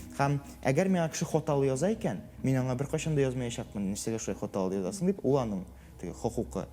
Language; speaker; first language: Tatar; non-native, local second language; Russian